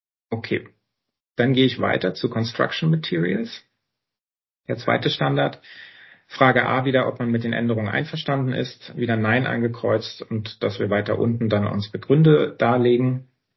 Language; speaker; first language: German; native; German